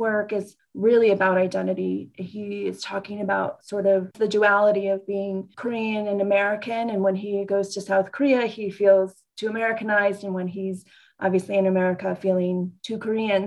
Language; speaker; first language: English; native; English